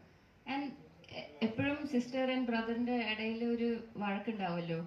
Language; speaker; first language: Malayalam; early bilingual, heritage; Malayalam